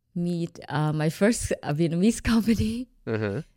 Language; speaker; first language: English; non-native, fluent; Vietnamese